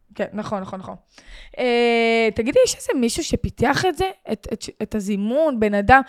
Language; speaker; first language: Hebrew; native; Hebrew